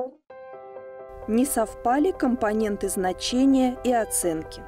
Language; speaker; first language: Russian; native; Russian